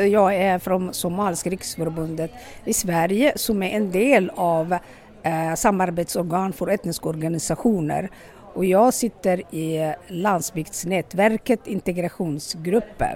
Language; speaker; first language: Swedish; non-native, local second language; Somali